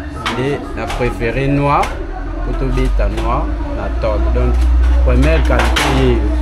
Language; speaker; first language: French; non-native, local second language; Lingala